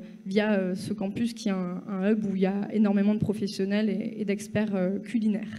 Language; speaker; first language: French; native; French